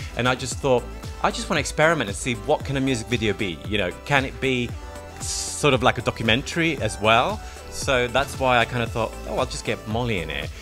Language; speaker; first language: English; non-native, fluent; Swedish